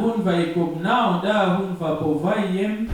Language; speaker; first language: Danish; non-native, learner; French